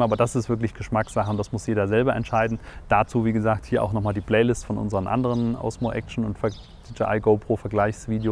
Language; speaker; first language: German; native; German